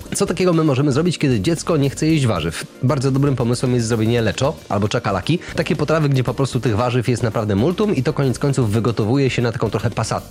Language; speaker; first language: Polish; native; Polish